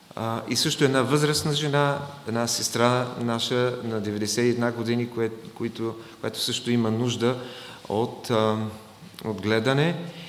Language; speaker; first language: Bulgarian; non-native, fluent; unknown